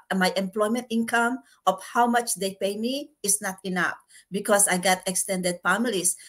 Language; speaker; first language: English; non-native, local second language; Filipino